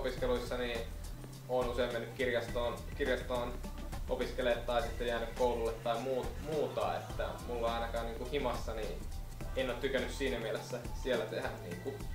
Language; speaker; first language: Finnish; native; Finnish